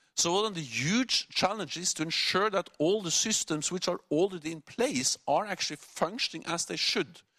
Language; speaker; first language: English; non-native, fluent; Norwegian